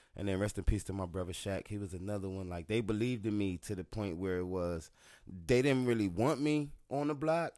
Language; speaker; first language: English; native; English